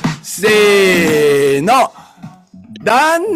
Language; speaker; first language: Japanese; native; Japanese